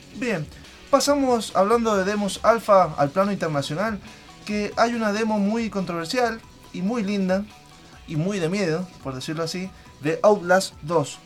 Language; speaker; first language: Spanish; native; Spanish